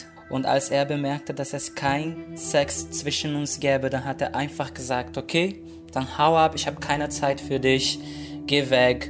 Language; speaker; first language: German; non-native, fluent; Portuguese